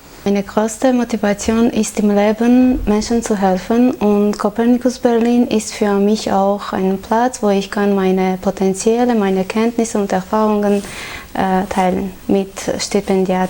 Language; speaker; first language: German; non-native, learner; Armenian